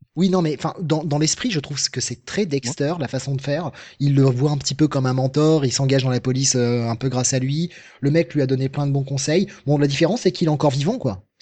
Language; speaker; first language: French; native; French